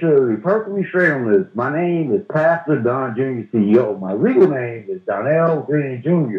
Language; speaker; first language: English; native; English